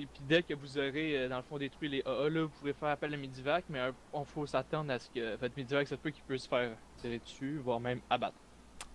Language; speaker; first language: French; native; French